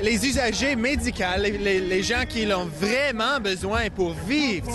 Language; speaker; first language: French; non-native, local second language; English